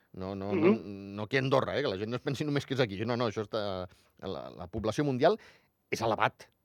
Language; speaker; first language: Catalan; native; Catalan